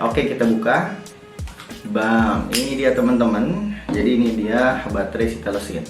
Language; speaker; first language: Indonesian; native; Indonesian